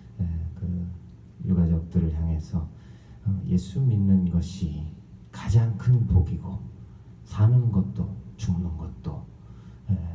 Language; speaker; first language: Korean; native; Korean